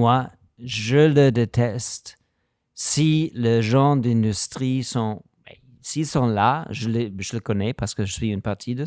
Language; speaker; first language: French; non-native, learner; German